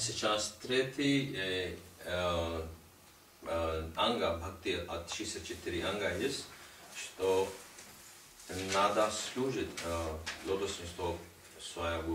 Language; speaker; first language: Russian; non-native, learner; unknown